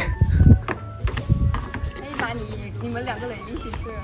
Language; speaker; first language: Chinese; non-native, learner; Lao